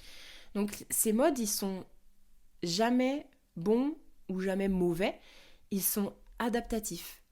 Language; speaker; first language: French; native; French